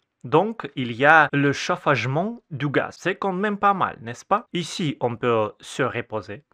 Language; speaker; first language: French; non-native, fluent; Russian